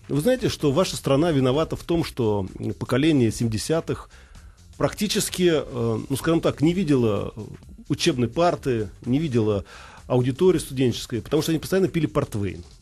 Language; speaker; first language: Russian; native; Russian